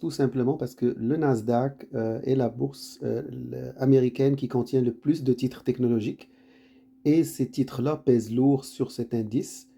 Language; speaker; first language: French; native; French